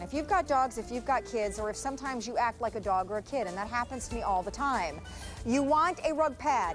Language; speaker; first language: English; native; English